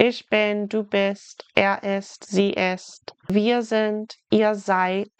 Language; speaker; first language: German; non-native, fluent; English